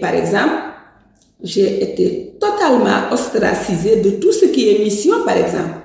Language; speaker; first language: French; non-native, local second language; Wolof